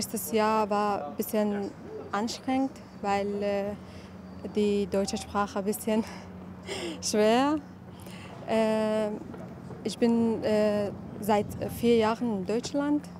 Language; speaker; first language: German; non-native, learner; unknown